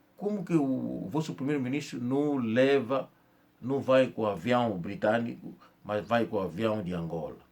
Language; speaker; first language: Portuguese; non-native, fluent; Kongo